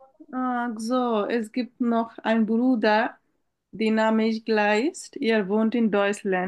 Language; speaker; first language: German; non-native, fluent; Bangla